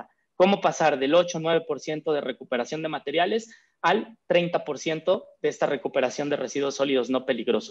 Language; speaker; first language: Spanish; native; Spanish